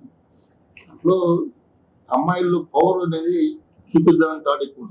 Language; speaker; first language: Telugu; native; Telugu